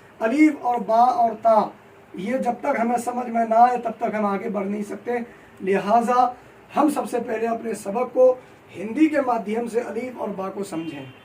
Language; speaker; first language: Hindi; native; Hindi